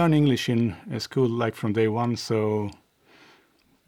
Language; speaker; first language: English; non-native, fluent; Swedish